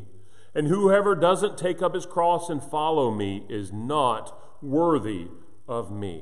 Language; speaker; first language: English; native; English